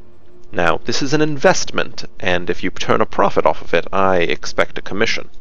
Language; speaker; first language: English; native; English